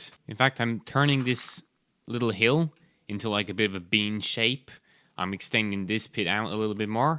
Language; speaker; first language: English; native; English